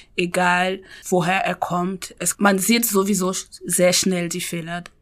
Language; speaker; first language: German; non-native, fluent; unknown